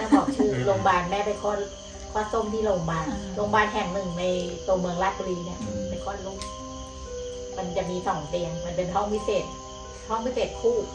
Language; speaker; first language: Thai; native; Thai